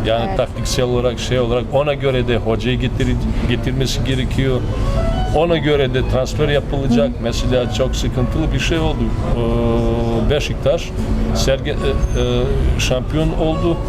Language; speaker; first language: Turkish; non-native, fluent; Serbian